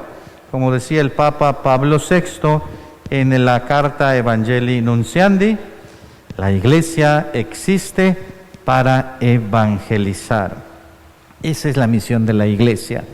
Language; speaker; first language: Spanish; native; Spanish